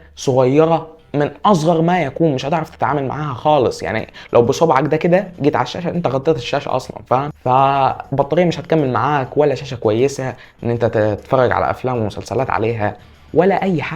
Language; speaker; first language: Arabic; native; Arabic